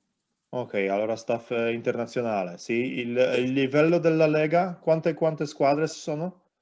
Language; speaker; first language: Italian; non-native, learner; Polish